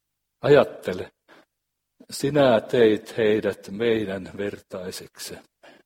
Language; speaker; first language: Finnish; native; Finnish